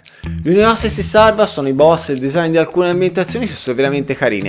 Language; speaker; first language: Italian; native; Italian